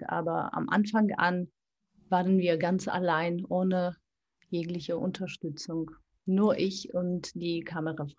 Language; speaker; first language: German; non-native, fluent; Georgian